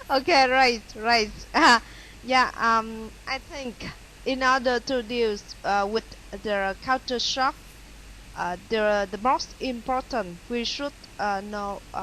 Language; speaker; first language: English; non-native, learner; Vietnamese